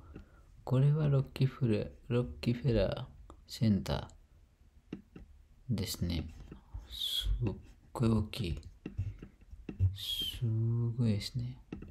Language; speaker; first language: Japanese; non-native, fluent; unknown